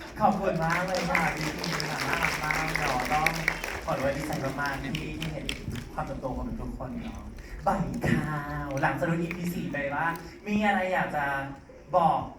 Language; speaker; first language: Thai; native; Thai